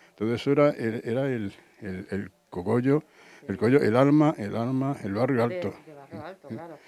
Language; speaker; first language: Spanish; native; Spanish